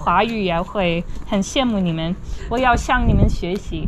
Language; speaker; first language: Chinese; non-native, fluent; English